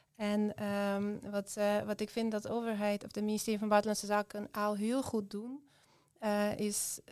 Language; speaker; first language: Dutch; non-native, fluent; Ukrainian